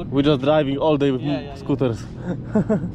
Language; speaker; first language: English; non-native, learner; Polish